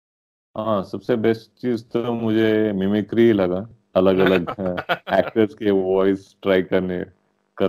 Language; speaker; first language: Hindi; non-native, local second language; Telugu